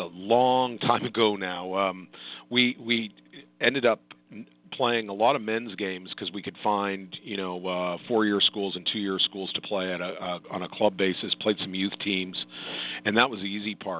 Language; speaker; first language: English; native; English